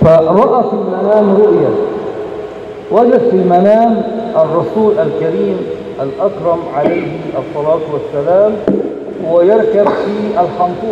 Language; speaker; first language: Arabic; native; Arabic